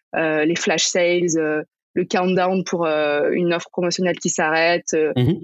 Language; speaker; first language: French; native; French